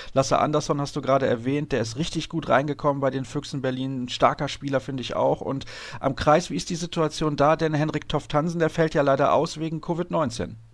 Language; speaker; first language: German; native; German